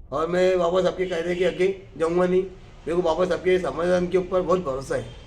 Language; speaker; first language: Hindi; non-native, local second language; Urdu